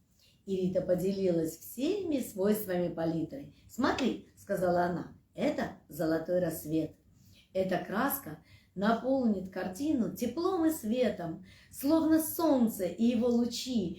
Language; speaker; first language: Russian; native; Russian